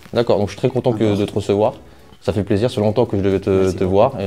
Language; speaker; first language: French; native; French